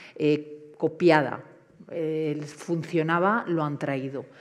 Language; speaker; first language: Spanish; native; Spanish